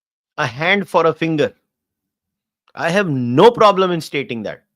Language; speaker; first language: English; non-native, local second language; Hindi